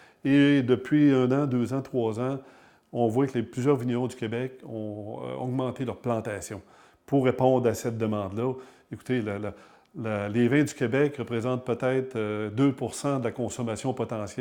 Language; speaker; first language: French; native; French